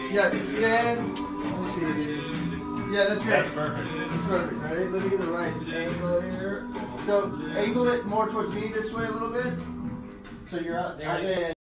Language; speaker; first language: English; native; English